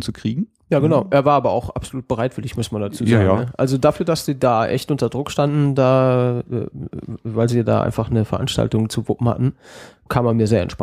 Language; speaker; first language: German; native; German